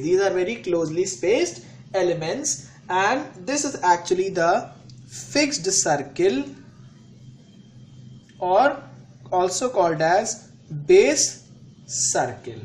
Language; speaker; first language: English; non-native, local second language; Hindi